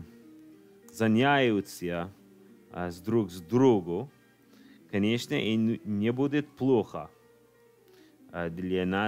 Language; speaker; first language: Russian; non-native, learner; English